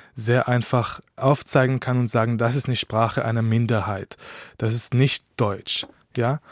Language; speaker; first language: German; non-native, fluent; Hebrew